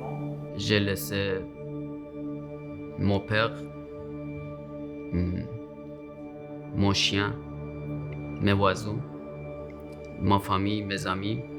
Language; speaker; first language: French; non-native, learner; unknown